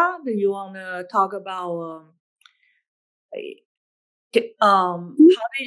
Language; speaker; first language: English; non-native, fluent; Chinese